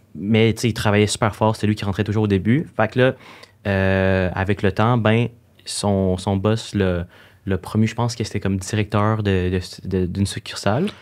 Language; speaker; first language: French; native; French